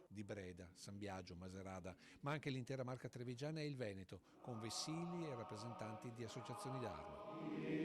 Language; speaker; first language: Italian; native; Italian